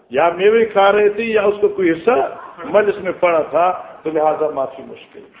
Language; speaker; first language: Urdu; non-native, local second language; Northern Hindko